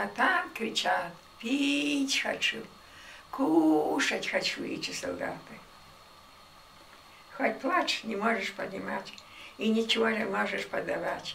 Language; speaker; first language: Russian; non-native, local second language; German